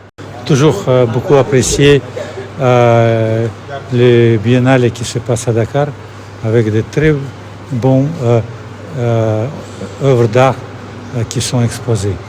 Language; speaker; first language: French; non-native, fluent; Russian